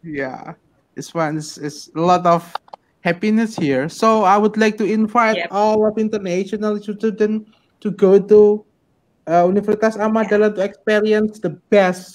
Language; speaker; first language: English; non-native, fluent; Indonesian